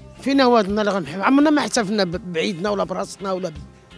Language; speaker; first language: Arabic; native; Arabic